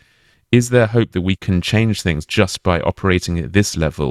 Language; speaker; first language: English; native; English